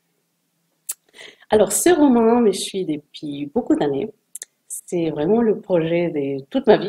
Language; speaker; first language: French; non-native, fluent; Spanish